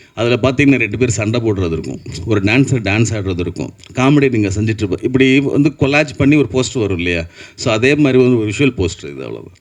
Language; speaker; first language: Tamil; native; Tamil